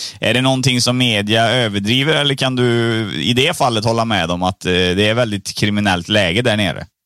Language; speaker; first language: Swedish; early bilingual, other home language; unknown